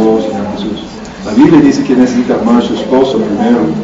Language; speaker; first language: Spanish; non-native, learner; English